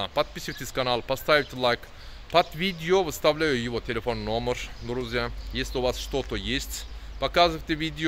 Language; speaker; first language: Russian; non-native, learner; Turkish